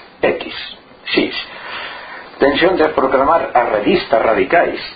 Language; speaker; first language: Galician; non-native, local second language; Spanish